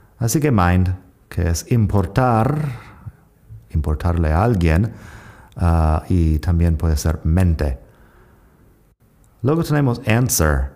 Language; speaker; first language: Spanish; non-native, fluent; English